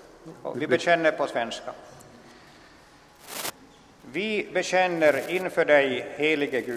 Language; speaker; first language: Swedish; non-native, local second language; Finnish